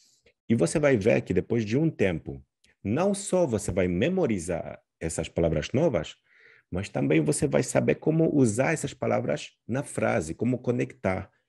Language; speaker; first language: Portuguese; non-native, fluent; Polish